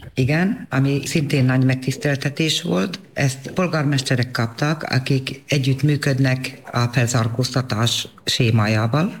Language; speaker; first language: Hungarian; native; Hungarian